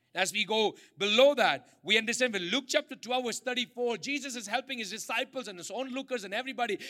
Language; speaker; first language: English; non-native, local second language; Malayalam